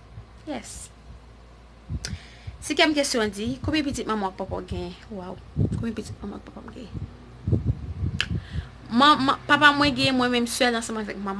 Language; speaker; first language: French; non-native, learner; Haitian Creole